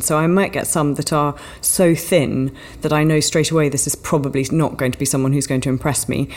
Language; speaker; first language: English; native; English